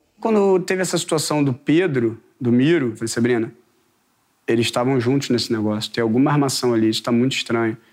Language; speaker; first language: Portuguese; native; Portuguese